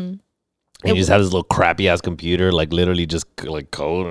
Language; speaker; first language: English; early bilingual, other home language; Spanish